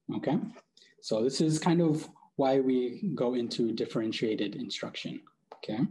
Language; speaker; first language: English; native; English